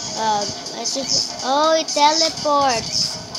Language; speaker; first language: English; non-native, local second language; Filipino